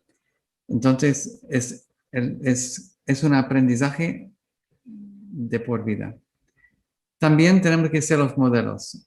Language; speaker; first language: Spanish; non-native, learner; English